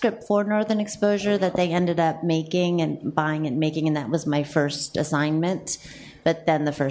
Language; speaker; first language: English; native; English